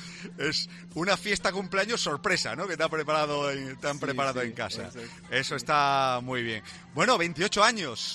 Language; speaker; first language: Spanish; native; Spanish